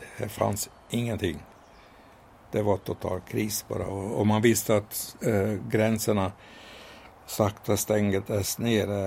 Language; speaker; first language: Swedish; non-native, fluent; Hungarian